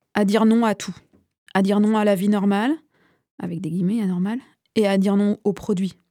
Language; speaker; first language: French; native; French